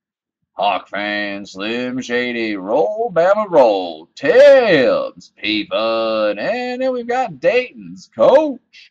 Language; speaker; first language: English; native; English